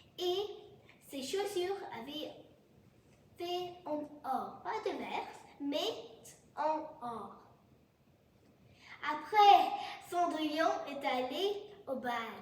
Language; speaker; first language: French; non-native, learner; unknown